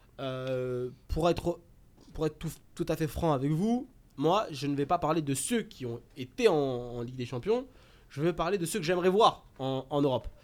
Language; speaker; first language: French; native; French